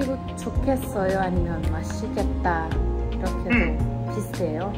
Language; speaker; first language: Korean; non-native, learner; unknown